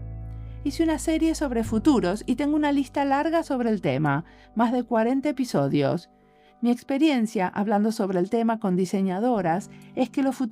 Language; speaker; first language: Spanish; native; Spanish